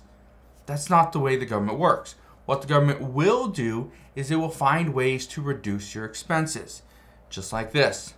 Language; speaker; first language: English; native; English